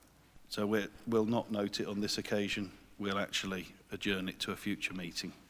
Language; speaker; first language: English; native; English